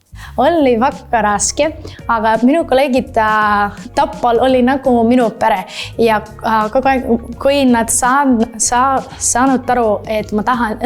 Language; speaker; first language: Estonian; non-native, learner; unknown